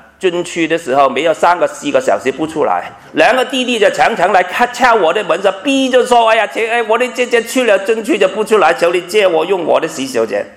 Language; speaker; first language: Chinese; non-native, local second language; Cantonese